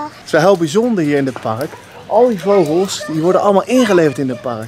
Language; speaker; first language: Dutch; native; Dutch